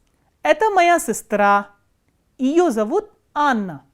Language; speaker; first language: Russian; non-native, fluent; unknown